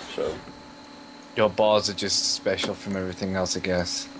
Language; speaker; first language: English; native; English